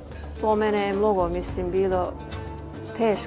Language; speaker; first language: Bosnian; early bilingual, heritage; Bosnian